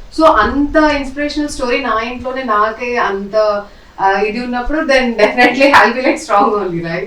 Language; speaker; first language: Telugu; non-native, local second language; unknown